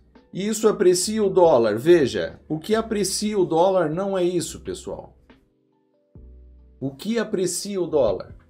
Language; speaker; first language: Portuguese; native; Portuguese